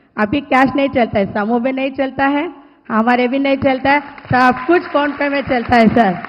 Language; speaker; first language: Hindi; non-native, local second language; Telugu